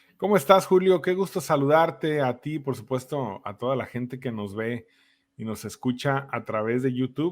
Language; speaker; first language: Spanish; native; Spanish